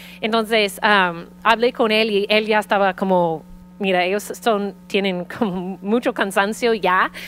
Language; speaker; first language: Spanish; early bilingual, heritage; Spanish